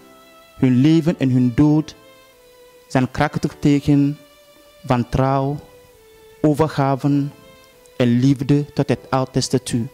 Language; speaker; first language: Dutch; non-native, fluent; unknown